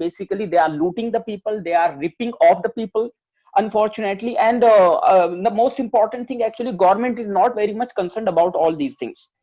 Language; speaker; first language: English; non-native, fluent; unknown